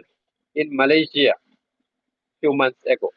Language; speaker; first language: English; non-native, learner; Bangla